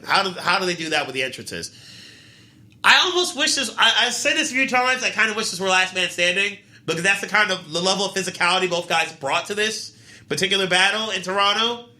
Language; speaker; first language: English; native; English